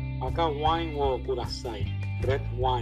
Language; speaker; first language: Japanese; non-native, learner; English